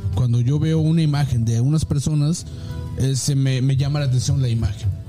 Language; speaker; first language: Spanish; native; Spanish